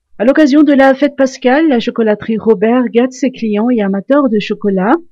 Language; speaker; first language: French; non-native, local second language; Malagasy